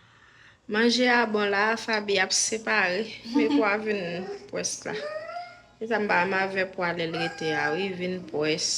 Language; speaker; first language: French; non-native, local second language; Haitian Creole